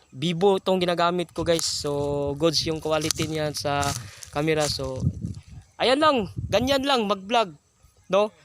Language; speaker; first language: Filipino; non-native, local second language; Cebuano